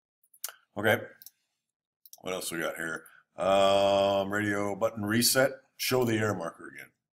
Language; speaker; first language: English; native; English